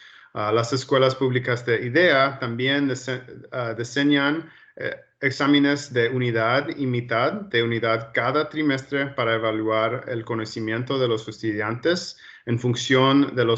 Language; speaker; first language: Spanish; early bilingual, heritage; Spanish